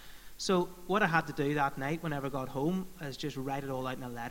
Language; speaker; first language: English; native; English